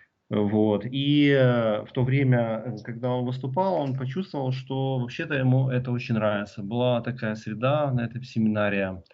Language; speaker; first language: Russian; native; Russian